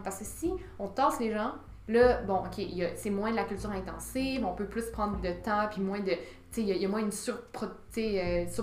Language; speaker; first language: French; native; French